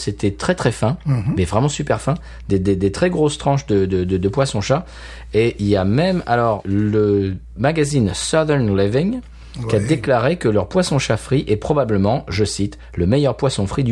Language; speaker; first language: French; native; French